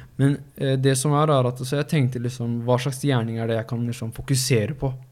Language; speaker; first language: Norwegian; early bilingual, other home language; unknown